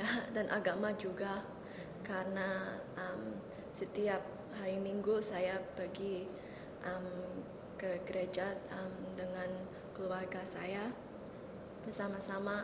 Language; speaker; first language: Indonesian; early bilingual, heritage; Indonesian